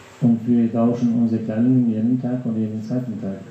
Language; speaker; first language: German; non-native, fluent; Russian